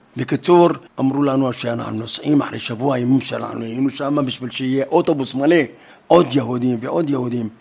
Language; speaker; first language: Hebrew; non-native, fluent; Arabic